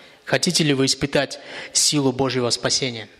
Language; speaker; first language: Russian; native; Russian